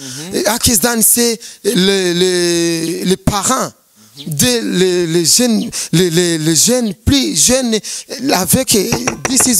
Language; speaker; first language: French; non-native, learner; Rundi